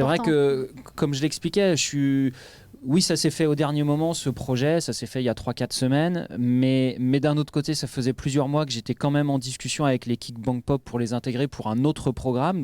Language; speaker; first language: French; native; French